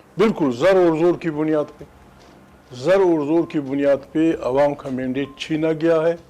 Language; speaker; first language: Urdu; non-native, local second language; Pashto